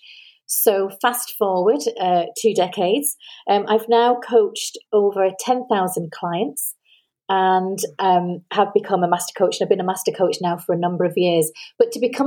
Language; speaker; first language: English; native; English